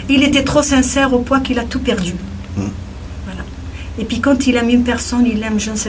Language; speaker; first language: French; non-native, local second language; Kabyle